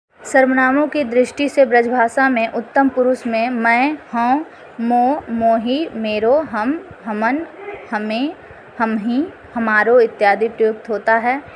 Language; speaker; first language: Hindi; native; Hindi